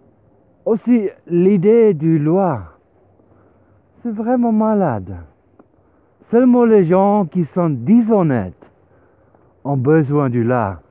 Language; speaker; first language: French; non-native, learner; Swiss German